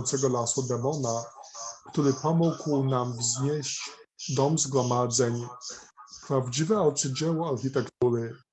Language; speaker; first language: Polish; native; Polish